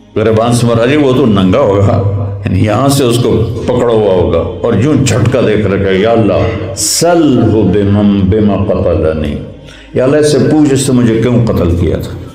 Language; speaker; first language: Urdu; non-native, local second language; Punjabi